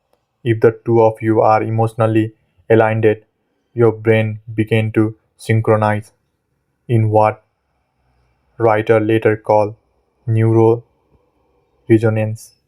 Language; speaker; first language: English; non-native, fluent; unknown